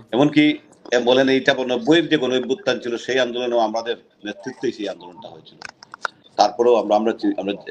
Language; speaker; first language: Bangla; native; Bangla